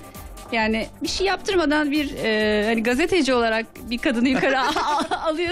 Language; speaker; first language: Turkish; native; Turkish